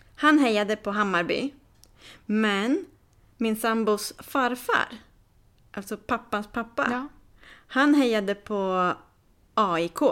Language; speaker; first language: Swedish; native; Swedish